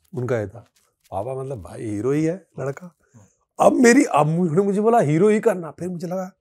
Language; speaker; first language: Hindi; native; Hindi